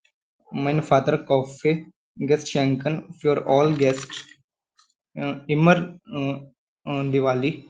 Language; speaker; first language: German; non-native, learner; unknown